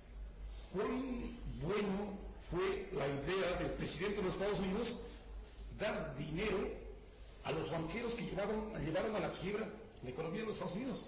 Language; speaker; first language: Spanish; native; Spanish